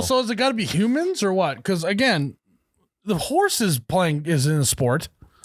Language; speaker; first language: English; native; English